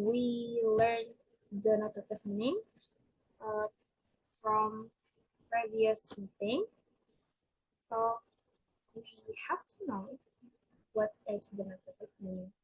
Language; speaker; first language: English; non-native, learner; Indonesian